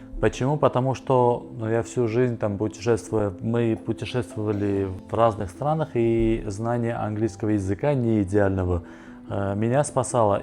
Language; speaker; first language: Russian; non-native, local second language; Armenian